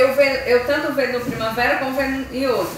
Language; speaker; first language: Portuguese; native; Portuguese